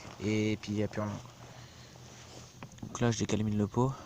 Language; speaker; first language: French; native; French